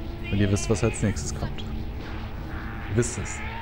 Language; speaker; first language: German; native; German